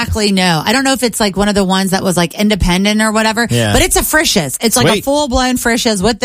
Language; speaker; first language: English; native; English